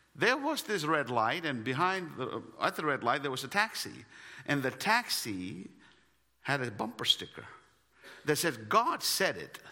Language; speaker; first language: English; non-native, local second language; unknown